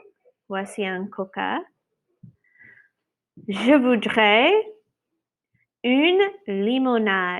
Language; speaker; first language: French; non-native, fluent; English